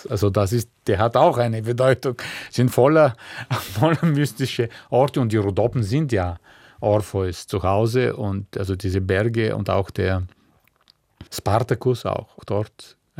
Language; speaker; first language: German; non-native, fluent; Bulgarian